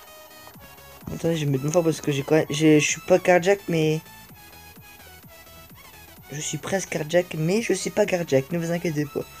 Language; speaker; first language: French; native; French